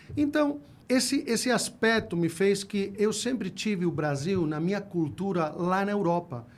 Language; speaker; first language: Portuguese; non-native, fluent; Spanish